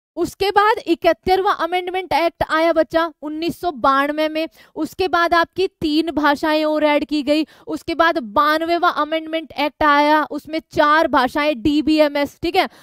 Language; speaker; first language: Hindi; native; Hindi